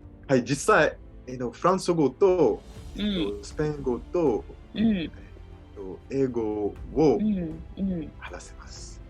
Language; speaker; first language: Japanese; non-native, learner; French